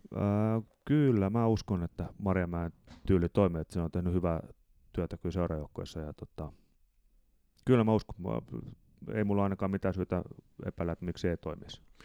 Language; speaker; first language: Finnish; native; Finnish